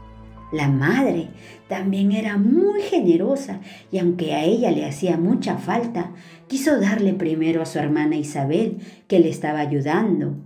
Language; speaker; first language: Spanish; native; Spanish